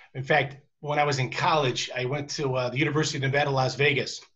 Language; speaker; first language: English; native; English